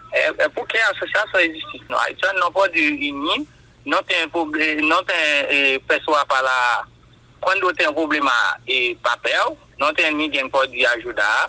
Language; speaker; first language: Portuguese; non-native, local second language; Haitian Creole